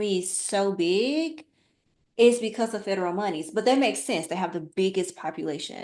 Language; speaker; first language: English; native; English